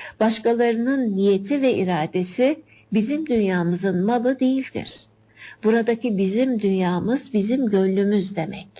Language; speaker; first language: Turkish; native; Turkish